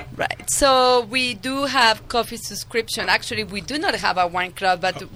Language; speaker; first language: English; non-native, fluent; Spanish